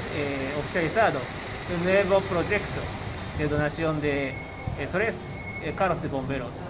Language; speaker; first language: Spanish; non-native, fluent; Japanese